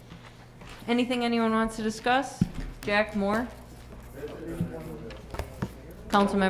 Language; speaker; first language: English; native; English